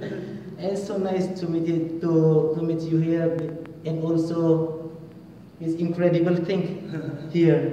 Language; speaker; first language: English; non-native, learner; Indonesian